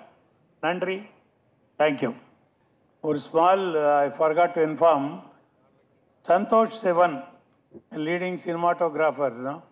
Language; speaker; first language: Tamil; non-native, local second language; Telugu